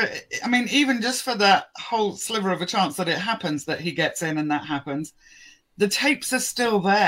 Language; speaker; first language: English; native; English